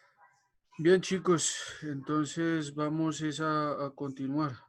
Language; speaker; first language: Spanish; native; Spanish